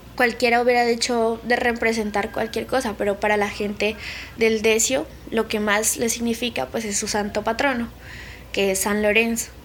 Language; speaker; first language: Spanish; native; Spanish